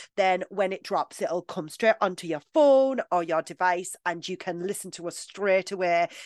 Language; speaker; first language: English; native; English